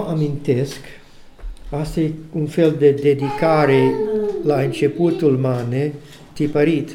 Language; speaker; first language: Romanian; non-native, learner; English